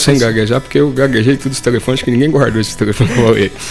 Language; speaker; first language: Portuguese; native; Portuguese